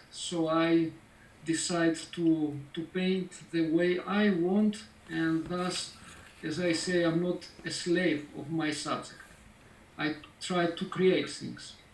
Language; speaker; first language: English; non-native, fluent; Greek